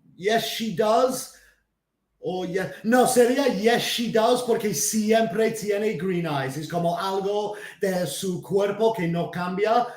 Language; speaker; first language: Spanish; non-native, fluent; English